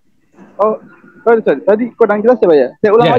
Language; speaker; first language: Indonesian; native; Indonesian